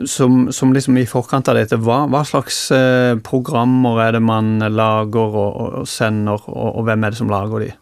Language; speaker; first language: Norwegian; native; Norwegian